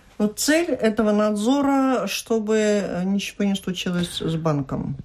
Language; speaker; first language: Russian; native; Russian